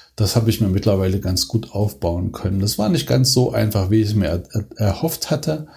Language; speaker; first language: German; native; German